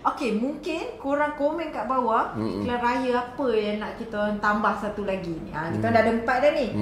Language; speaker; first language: Malay; native; Malay